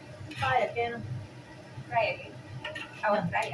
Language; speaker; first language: English; non-native, learner; Filipino